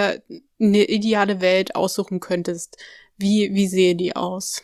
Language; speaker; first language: German; native; German